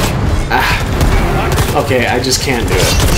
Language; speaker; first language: English; native; English